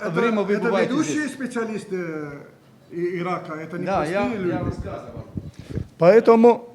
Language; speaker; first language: Russian; native; Russian